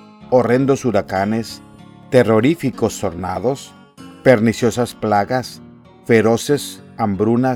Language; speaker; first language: Spanish; native; Spanish